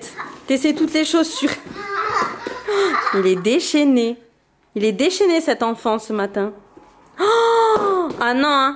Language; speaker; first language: French; native; French